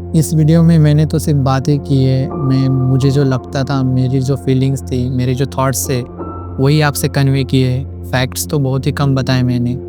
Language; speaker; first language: Hindi; non-native, local second language; Marathi